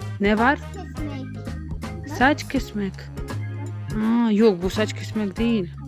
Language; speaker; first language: Turkish; non-native, learner; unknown